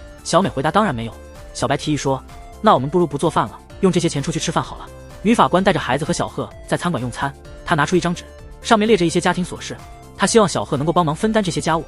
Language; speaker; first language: Chinese; native; Chinese